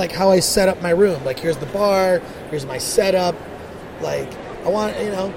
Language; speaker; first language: English; native; English